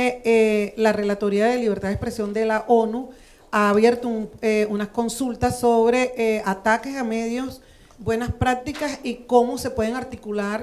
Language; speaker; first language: Spanish; native; Spanish